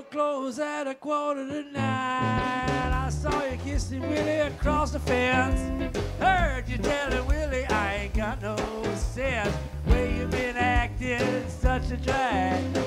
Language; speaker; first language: English; native; English